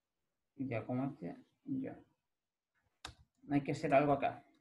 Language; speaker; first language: Spanish; native; Spanish